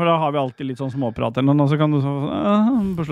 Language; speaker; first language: Norwegian; native; Norwegian